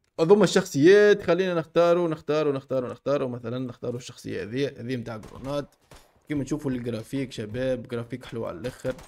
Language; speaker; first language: Arabic; native; Arabic